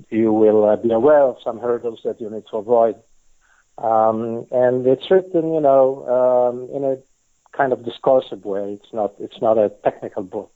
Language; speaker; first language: English; non-native, fluent; Italian